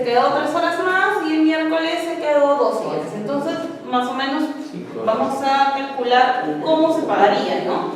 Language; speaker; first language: Spanish; native; Spanish